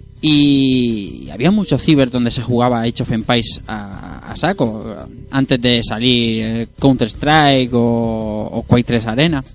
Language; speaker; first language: Spanish; native; Spanish